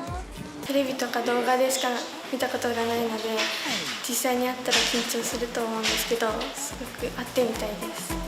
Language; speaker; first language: Japanese; native; Japanese